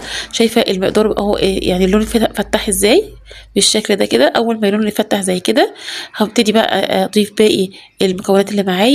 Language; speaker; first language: Arabic; native; Arabic